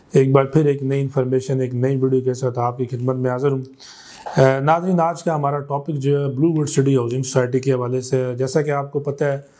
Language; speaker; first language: Urdu; non-native, local second language; Punjabi